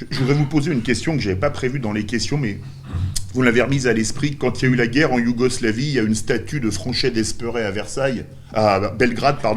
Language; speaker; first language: French; native; French